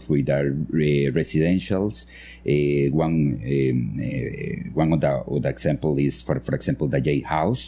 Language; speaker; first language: English; non-native, learner; Spanish